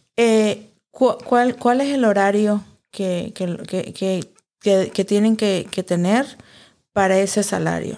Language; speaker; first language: Spanish; early bilingual, heritage; Spanish